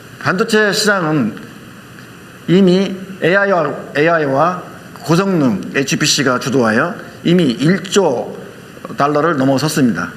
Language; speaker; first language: Korean; native; Korean